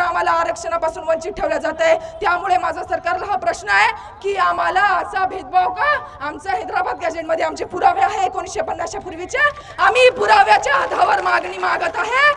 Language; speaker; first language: Marathi; non-native, local second language; Lambadi